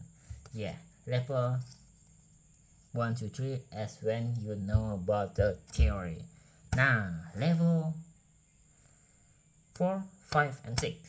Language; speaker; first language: English; non-native, learner; Indonesian